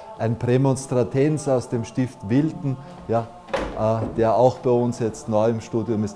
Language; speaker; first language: German; native; German